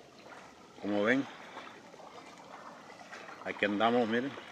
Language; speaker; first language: Spanish; native; Spanish